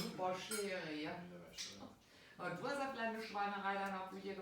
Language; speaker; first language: German; native; German